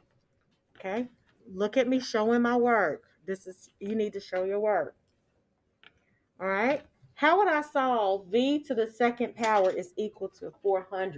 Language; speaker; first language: English; native; English